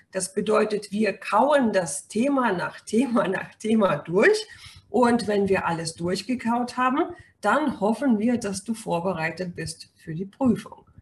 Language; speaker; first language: German; non-native, fluent; Russian